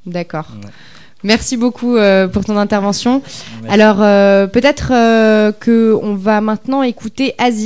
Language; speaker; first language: French; native; French